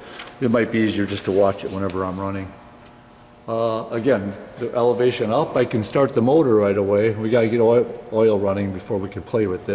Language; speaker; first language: English; native; English